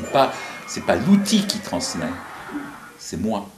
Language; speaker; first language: French; non-native, fluent; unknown